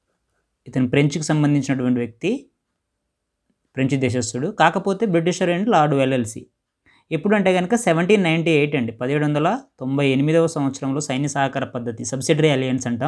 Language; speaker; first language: Telugu; native; Telugu